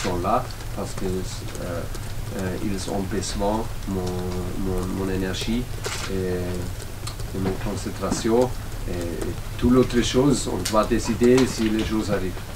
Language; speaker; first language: French; non-native, learner; German